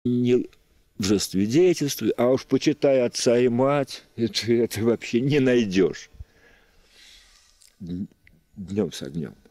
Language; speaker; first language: Russian; native; Russian